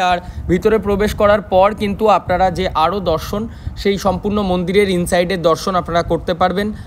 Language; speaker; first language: Bangla; native; Bangla